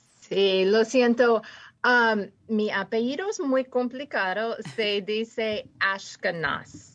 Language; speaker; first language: Spanish; non-native, fluent; English